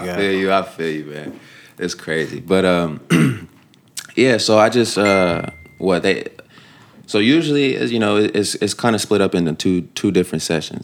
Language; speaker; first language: English; native; English